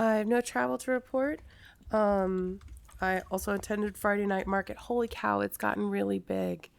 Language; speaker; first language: English; native; English